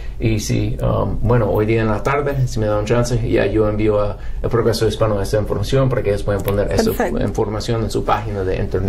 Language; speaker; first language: Spanish; non-native, fluent; English